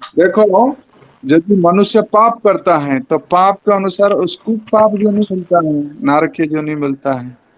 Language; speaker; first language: Hindi; non-native, local second language; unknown